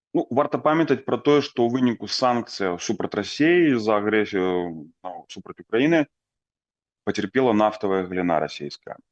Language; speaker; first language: Belarusian; native; Belarusian